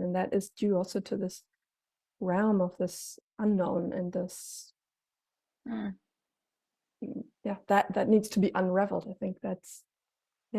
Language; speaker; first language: English; non-native, fluent; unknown